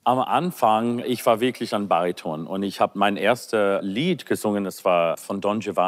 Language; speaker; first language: German; non-native, learner; English